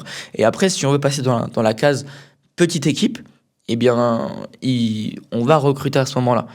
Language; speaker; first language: French; native; French